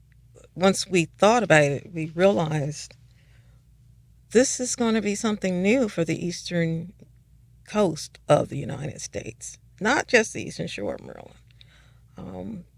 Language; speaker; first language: English; native; English